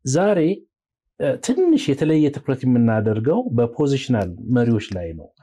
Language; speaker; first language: Amharic; native; Amharic